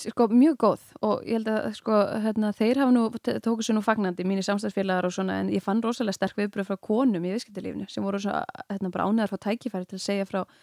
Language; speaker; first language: Icelandic; native; Icelandic